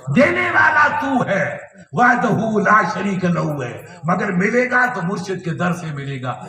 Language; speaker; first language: Urdu; non-native, local second language; Sindhi